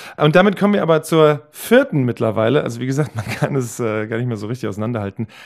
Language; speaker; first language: German; native; German